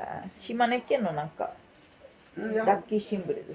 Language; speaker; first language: Japanese; non-native, fluent; English